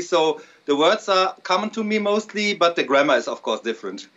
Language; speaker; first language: English; non-native, fluent; German